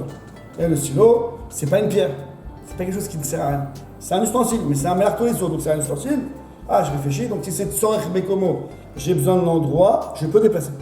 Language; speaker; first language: French; native; French